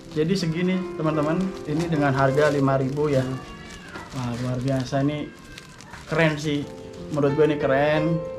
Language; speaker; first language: Indonesian; native; Indonesian